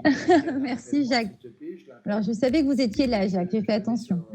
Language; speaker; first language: French; native; French